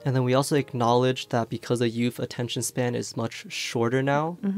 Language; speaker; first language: English; early bilingual, other home language; Chinese